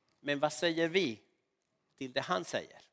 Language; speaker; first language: Swedish; non-native, fluent; Spanish